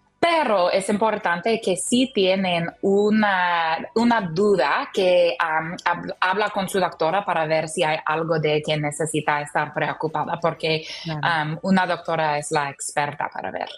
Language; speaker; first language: Spanish; non-native, learner; English